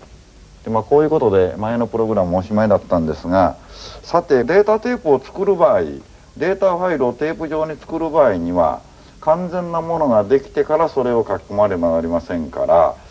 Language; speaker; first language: Japanese; native; Japanese